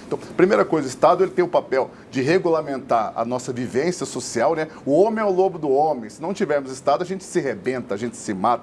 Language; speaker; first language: Portuguese; native; Portuguese